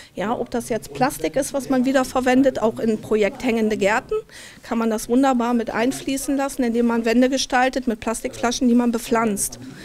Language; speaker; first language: German; native; German